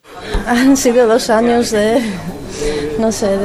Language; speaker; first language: Spanish; non-native, fluent; Greek